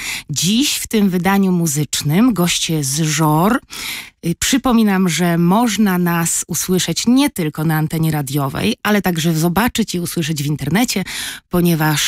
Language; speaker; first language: Polish; native; Polish